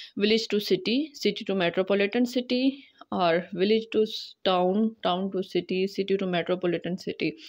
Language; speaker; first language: Urdu; native; Urdu